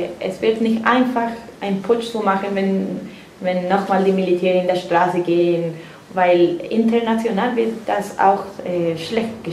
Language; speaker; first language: German; non-native, fluent; Spanish